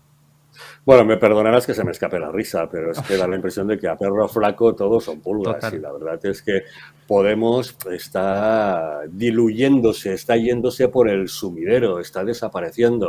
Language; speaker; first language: Spanish; native; Spanish